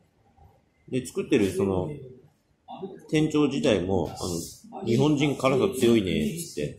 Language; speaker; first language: Japanese; native; Japanese